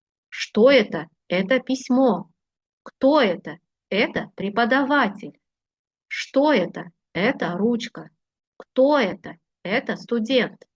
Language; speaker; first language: Russian; non-native, fluent; Uzbek